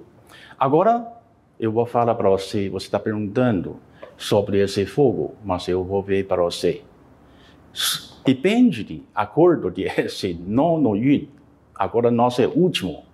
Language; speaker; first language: Portuguese; non-native, learner; Chinese